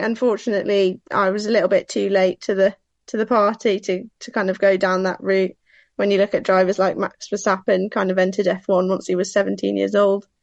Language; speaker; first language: English; native; English